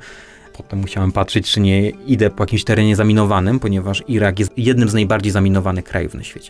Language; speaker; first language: Polish; native; Polish